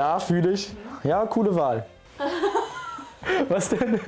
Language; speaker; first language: German; native; German